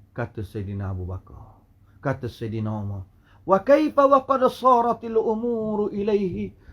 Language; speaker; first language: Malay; native; Malay